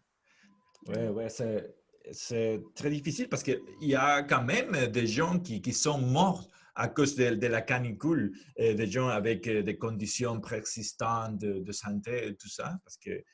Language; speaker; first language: French; non-native, fluent; Spanish